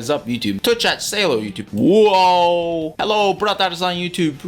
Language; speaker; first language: English; native; English